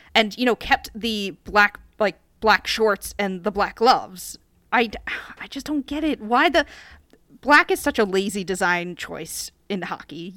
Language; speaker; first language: English; native; English